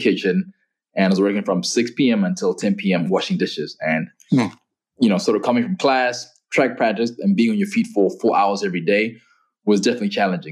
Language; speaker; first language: English; non-native, local second language; Shona